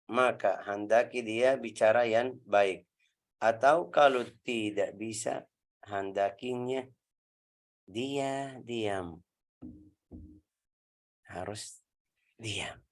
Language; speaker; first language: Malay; non-native, learner; Arabic